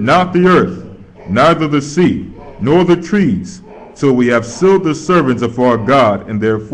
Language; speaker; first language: English; native; English